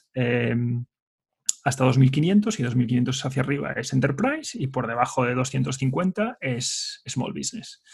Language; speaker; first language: Spanish; native; Spanish